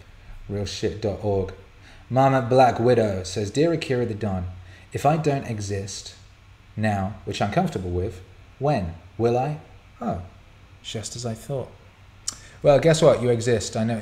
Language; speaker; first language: English; native; English